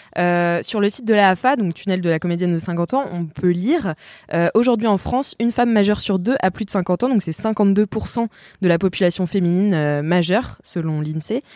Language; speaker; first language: French; native; French